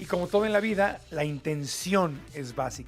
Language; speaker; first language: Spanish; native; Spanish